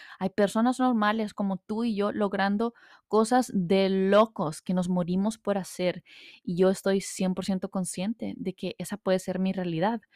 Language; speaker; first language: Spanish; early bilingual, heritage; Spanish